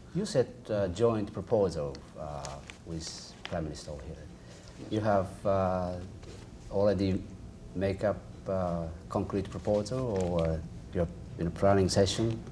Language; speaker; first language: English; non-native, fluent; Japanese